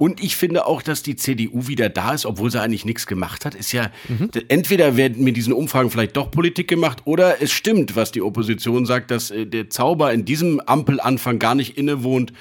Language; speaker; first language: German; native; German